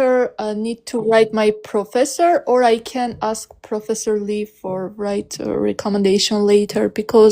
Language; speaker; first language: English; non-native, learner; Armenian